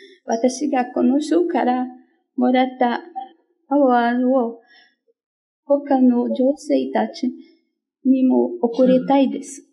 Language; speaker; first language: Japanese; non-native, fluent; Portuguese